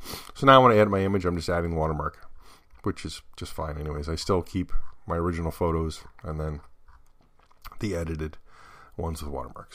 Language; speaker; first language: English; native; English